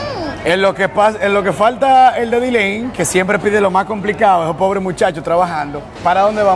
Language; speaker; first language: Spanish; native; Spanish